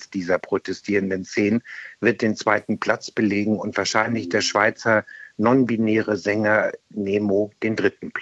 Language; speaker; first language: German; native; German